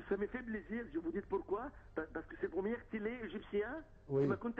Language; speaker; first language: French; non-native, fluent; Arabic